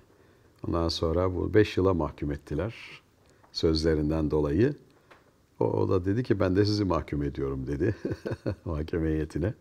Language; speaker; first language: Turkish; native; Turkish